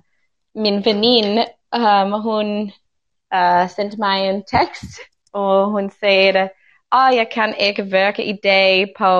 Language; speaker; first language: Danish; non-native, learner; English